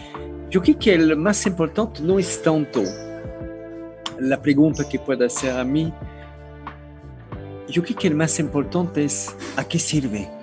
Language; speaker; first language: Spanish; non-native, learner; French